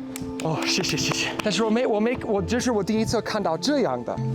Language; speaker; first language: Chinese; non-native, learner; English